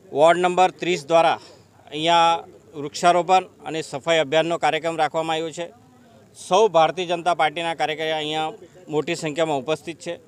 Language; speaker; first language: Gujarati; native; Gujarati